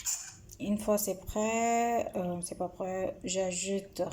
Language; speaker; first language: French; non-native, learner; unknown